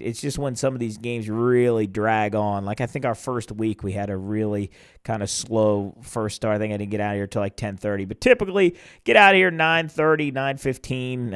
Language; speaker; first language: English; native; English